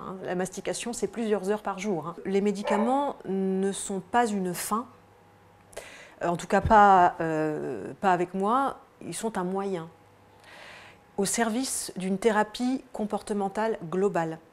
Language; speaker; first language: French; native; French